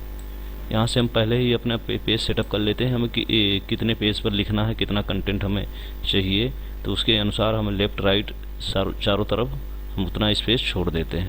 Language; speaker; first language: Hindi; native; Hindi